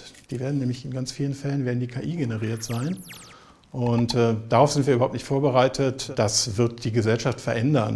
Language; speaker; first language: German; native; German